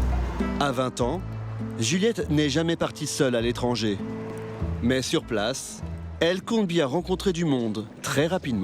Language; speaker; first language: French; native; French